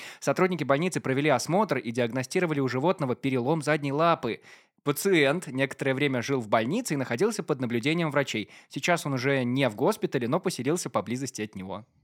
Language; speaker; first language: Russian; native; Russian